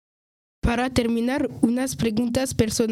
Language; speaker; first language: Spanish; non-native, learner; French